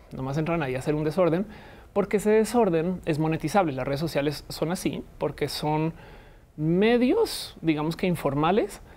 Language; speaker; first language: Spanish; native; Spanish